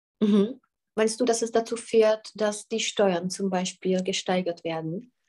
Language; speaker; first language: German; non-native, fluent; Czech